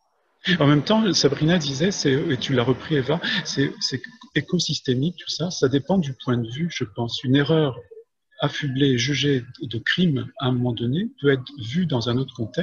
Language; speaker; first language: French; native; French